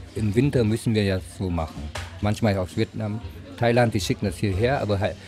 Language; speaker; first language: German; non-native, learner; Vietnamese